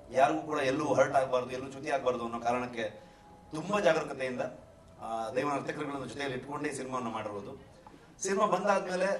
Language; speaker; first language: Kannada; native; Kannada